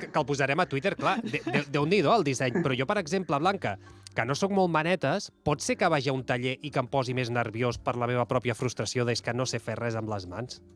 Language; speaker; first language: Catalan; native; Catalan